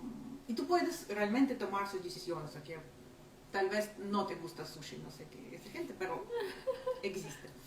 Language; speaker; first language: Spanish; non-native, fluent; Ukrainian